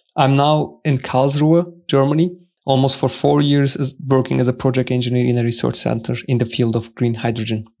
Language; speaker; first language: English; non-native, fluent; Turkish